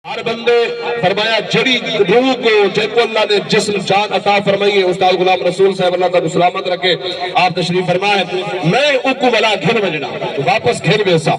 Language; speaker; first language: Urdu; non-native, local second language; Saraiki